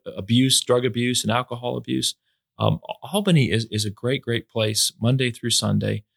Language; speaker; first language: English; native; English